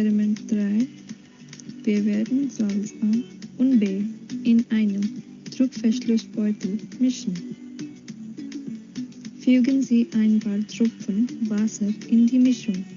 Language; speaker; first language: German; non-native, fluent; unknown